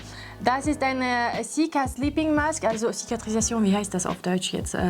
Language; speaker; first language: German; non-native, fluent; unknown